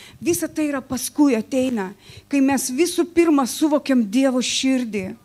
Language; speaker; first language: Lithuanian; non-native, local second language; Russian